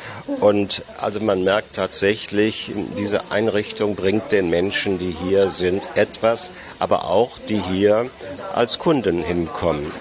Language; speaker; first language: German; native; German